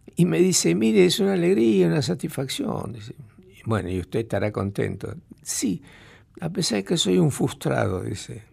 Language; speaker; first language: Spanish; native; Spanish